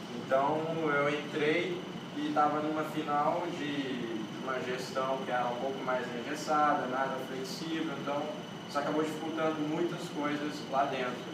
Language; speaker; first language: Portuguese; non-native, local second language; Kabuverdianu